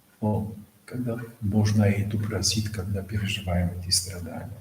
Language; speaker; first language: Russian; non-native, fluent; Polish